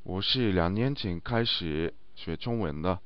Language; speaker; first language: Chinese; non-native, learner; Japanese